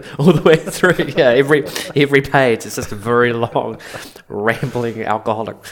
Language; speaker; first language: English; native; English